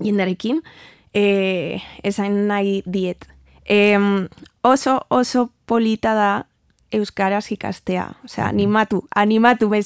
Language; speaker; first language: Basque; non-native, learner; Spanish